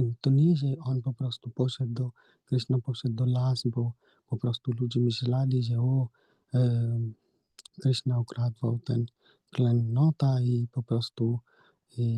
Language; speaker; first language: Polish; non-native, learner; Hindi